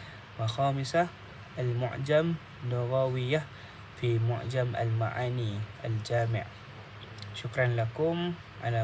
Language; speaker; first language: Arabic; non-native, local second language; Malay